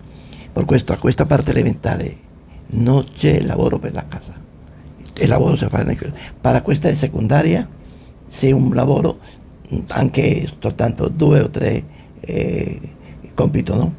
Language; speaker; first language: Italian; non-native, fluent; Spanish